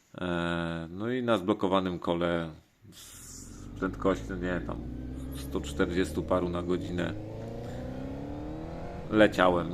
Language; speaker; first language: Polish; native; Polish